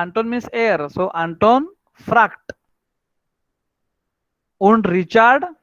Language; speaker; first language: German; non-native, learner; Marathi